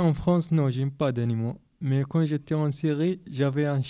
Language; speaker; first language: French; non-native, learner; Arabic